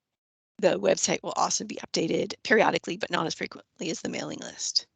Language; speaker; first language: English; native; English